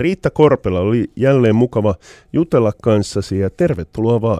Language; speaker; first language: Finnish; native; Finnish